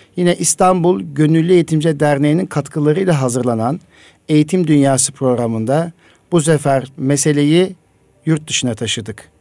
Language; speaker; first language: Turkish; native; Turkish